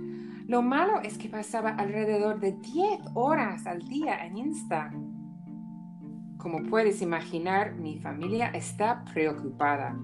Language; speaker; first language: Spanish; non-native, fluent; English